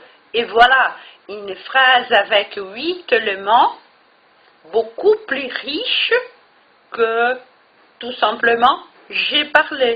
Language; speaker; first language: French; non-native, fluent; Portuguese